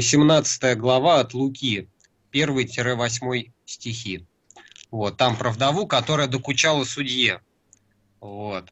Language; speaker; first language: Russian; native; Russian